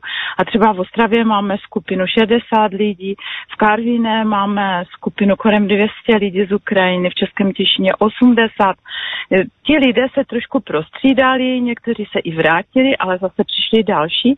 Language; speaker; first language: Czech; non-native, local second language; Polish